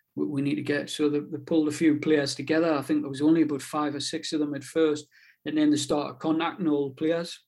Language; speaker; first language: English; native; English